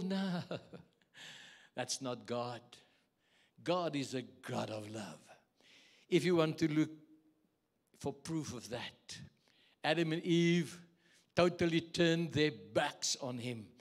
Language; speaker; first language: English; non-native, local second language; Afrikaans